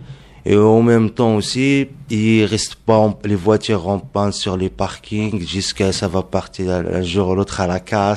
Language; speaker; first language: French; non-native, learner; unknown